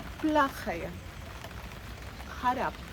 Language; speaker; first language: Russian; non-native, fluent; Bangla